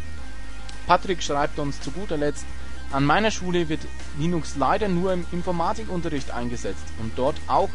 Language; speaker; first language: German; native; German